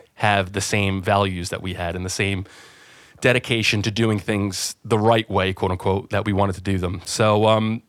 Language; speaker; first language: English; native; English